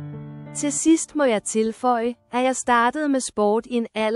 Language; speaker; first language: Danish; non-native, fluent; Persian